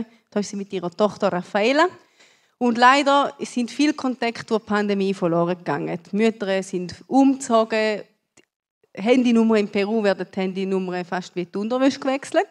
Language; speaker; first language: German; native; German